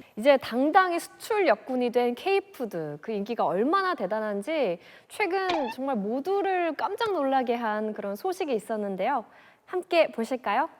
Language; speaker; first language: Korean; native; Korean